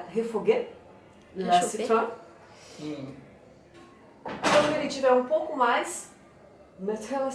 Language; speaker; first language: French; non-native, learner; Portuguese